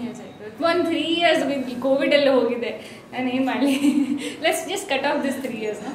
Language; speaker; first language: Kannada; non-native, fluent; Hindi